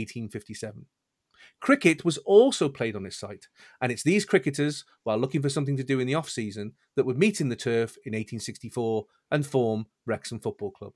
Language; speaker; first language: English; native; English